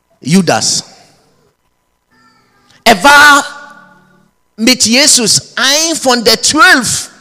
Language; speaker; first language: German; non-native, learner; English